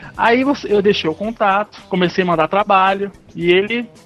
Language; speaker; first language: Portuguese; native; Portuguese